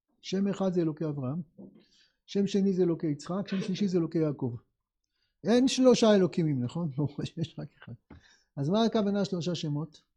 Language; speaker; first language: Hebrew; native; Hebrew